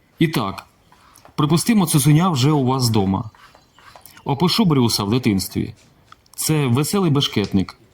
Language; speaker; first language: Ukrainian; non-native, local second language; Russian